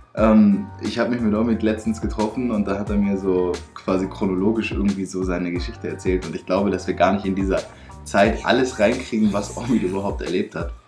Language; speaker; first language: German; native; German